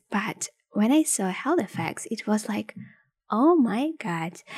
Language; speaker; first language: English; non-native, fluent; Ukrainian